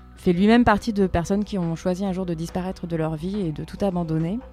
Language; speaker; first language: French; native; French